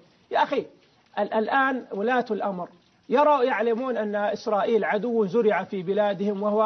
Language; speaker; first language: Arabic; native; Arabic